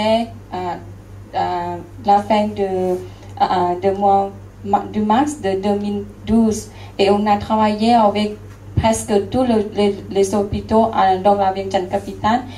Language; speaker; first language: French; non-native, learner; Lao